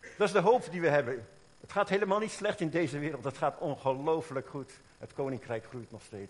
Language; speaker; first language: Dutch; native; Dutch